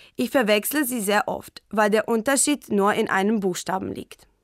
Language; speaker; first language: German; non-native, fluent; Croatian